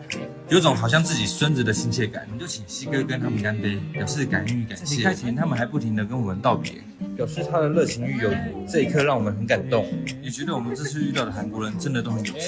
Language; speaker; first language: Chinese; native; Chinese